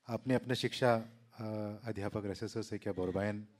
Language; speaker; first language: Hindi; non-native, local second language; Assamese